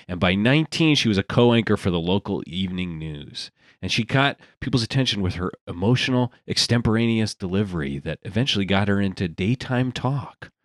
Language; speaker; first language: English; native; English